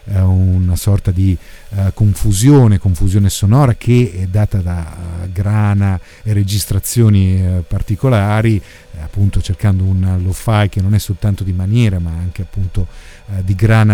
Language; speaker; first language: Italian; native; Italian